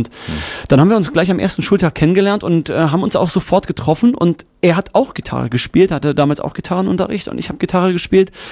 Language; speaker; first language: German; native; German